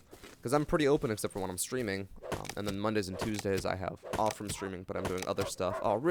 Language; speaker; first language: English; native; English